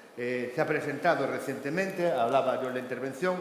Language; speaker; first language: Spanish; non-native, local second language; Galician